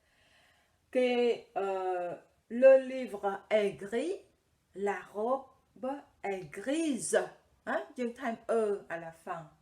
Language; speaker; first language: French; non-native, fluent; Khmer